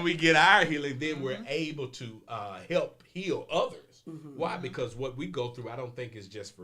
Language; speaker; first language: English; native; English